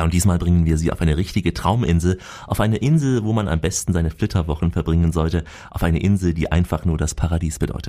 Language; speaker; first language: German; native; German